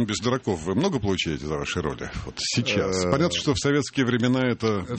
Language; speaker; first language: Russian; native; Russian